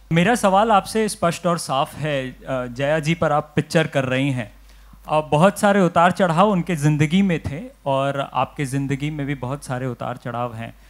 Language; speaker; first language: Hindi; native; Hindi